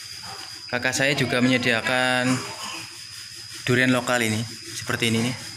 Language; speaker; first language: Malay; non-native, local second language; Javanese